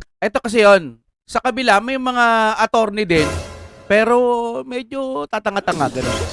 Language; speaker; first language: Filipino; native; Filipino